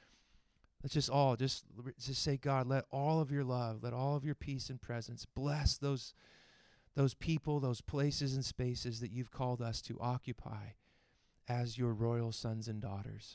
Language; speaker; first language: English; native; English